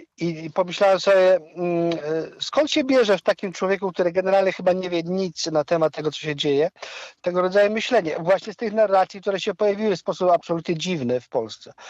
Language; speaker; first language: Polish; non-native, local second language; Ukrainian